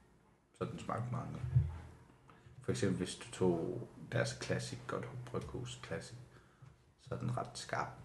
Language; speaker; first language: Danish; non-native, local second language; Kalaallisut